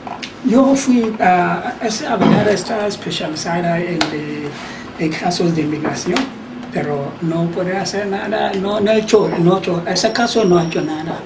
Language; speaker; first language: Spanish; non-native, learner; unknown